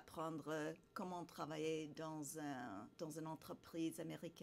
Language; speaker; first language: French; non-native, fluent; English